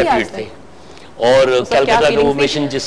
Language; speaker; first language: Urdu; native; Urdu